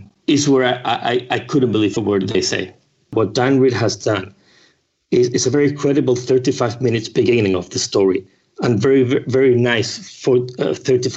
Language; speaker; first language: English; non-native, fluent; Spanish